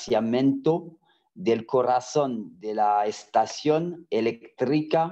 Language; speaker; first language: Spanish; non-native, fluent; French